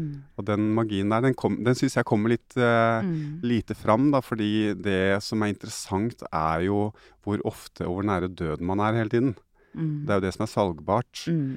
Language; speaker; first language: Norwegian; native; Norwegian